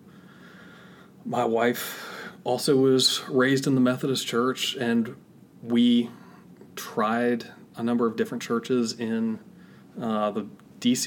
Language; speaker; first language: English; native; English